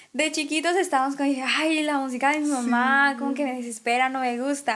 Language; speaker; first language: Spanish; early bilingual, heritage; Spanish